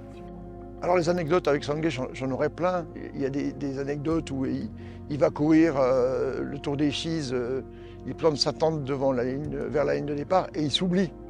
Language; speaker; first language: French; native; French